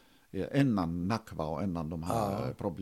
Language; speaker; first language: Swedish; non-native, fluent; Arabic